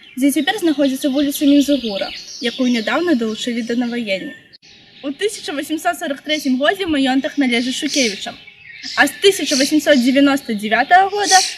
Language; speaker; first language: Belarusian; native; Belarusian